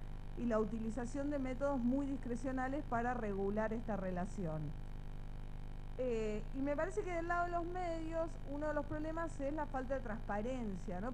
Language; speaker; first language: Spanish; native; Spanish